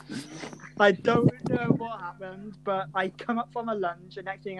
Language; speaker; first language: English; native; English